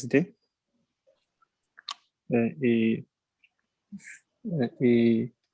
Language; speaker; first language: French; non-native, learner; Chinese